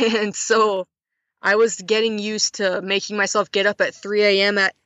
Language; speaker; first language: English; native; English